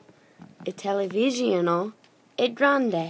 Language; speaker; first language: Italian; non-native, learner; English